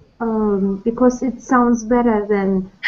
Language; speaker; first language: English; non-native, learner; Russian